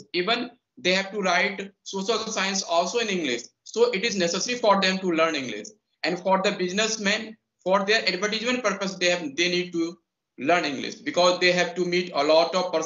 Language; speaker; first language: English; non-native, local second language; Hindi